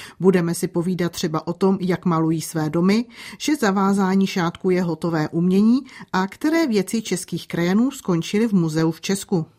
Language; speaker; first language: Czech; native; Czech